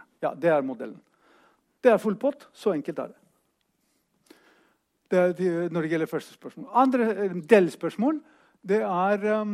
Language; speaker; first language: Norwegian; non-native, fluent; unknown